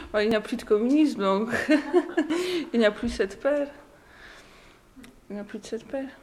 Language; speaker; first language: French; non-native, learner; Polish